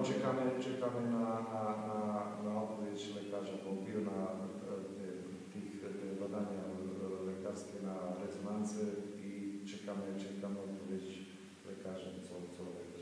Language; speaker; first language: Polish; non-native, fluent; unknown